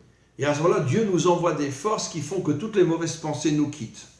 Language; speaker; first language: French; native; French